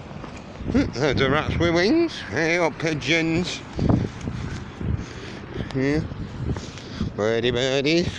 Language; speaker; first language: English; native; English